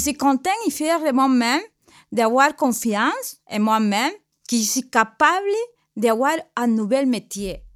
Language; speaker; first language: French; non-native, learner; Spanish